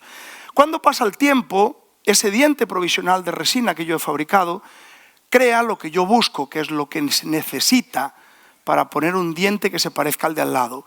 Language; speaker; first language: Spanish; native; Spanish